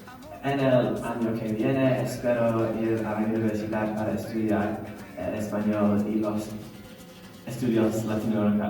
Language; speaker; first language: Spanish; non-native, learner; English